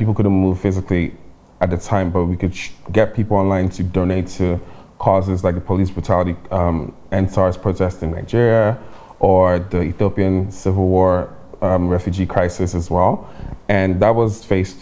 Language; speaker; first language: English; non-native, local second language; Igbo